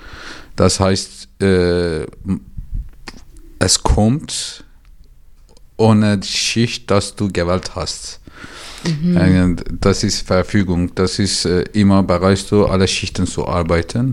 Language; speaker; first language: German; non-native, learner; Turkish